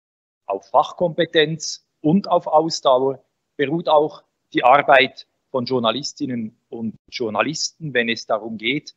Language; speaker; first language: German; native; German